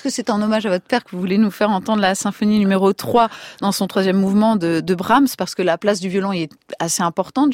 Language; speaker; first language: French; native; French